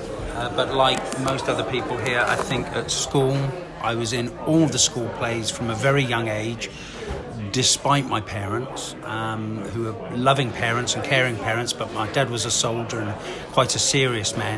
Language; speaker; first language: English; native; English